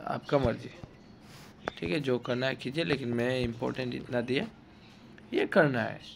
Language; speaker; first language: Hindi; non-native, local second language; Assamese